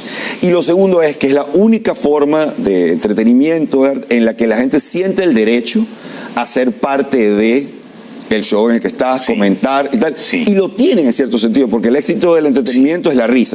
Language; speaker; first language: Spanish; native; Spanish